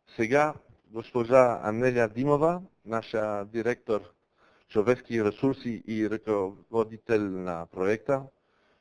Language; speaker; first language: Bulgarian; non-native, learner; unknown